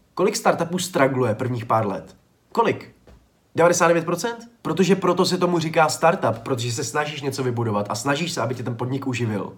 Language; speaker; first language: Czech; native; Czech